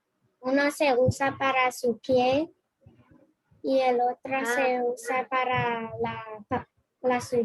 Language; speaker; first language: Spanish; non-native, learner; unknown